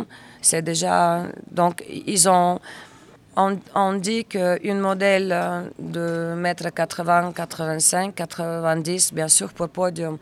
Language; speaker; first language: French; non-native, fluent; Russian